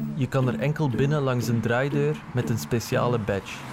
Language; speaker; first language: Dutch; native; Dutch